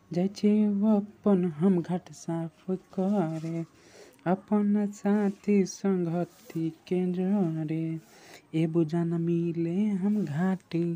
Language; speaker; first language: Hindi; native; Hindi